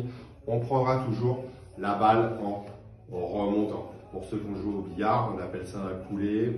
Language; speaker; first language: French; native; French